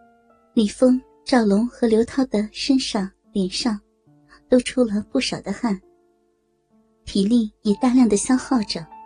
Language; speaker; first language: Chinese; native; Chinese